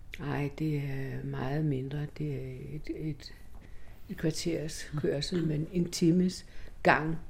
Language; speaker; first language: Danish; non-native, fluent; Greek